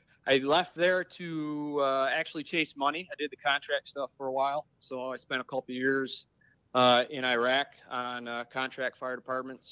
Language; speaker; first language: English; native; English